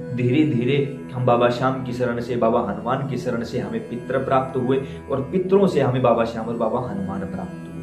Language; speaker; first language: Hindi; native; Hindi